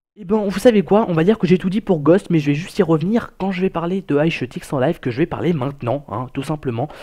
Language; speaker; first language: French; native; French